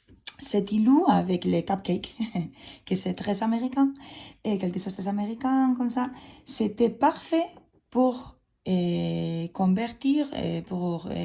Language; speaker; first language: French; non-native, fluent; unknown